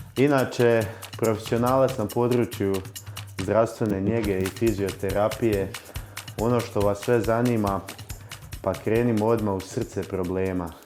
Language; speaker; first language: Croatian; native; Croatian